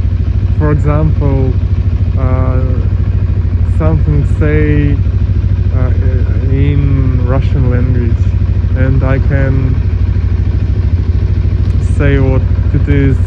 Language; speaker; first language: English; non-native, learner; Russian